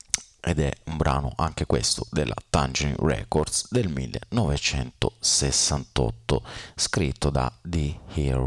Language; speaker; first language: Italian; native; Italian